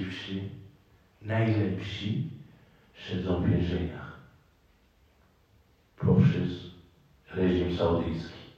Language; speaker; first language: Polish; non-native, fluent; Arabic